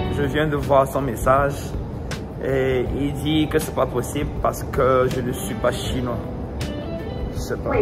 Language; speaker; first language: French; non-native, local second language; Ewe